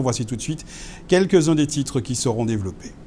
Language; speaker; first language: French; native; French